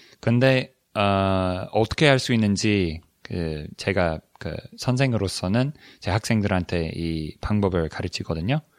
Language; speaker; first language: Korean; non-native, fluent; English